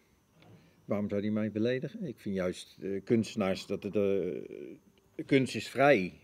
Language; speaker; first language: Dutch; native; Dutch